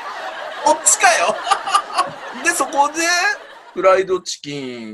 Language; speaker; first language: Japanese; native; Japanese